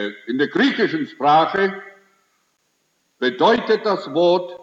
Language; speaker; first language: German; early bilingual, heritage; German